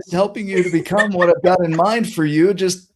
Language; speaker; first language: English; native; English